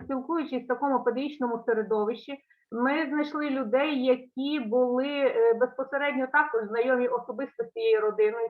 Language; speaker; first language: Ukrainian; native; Ukrainian